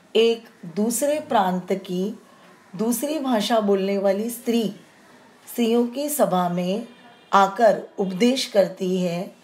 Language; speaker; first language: Hindi; non-native, local second language; Marathi